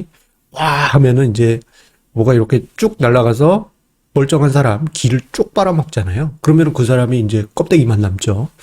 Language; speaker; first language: Korean; native; Korean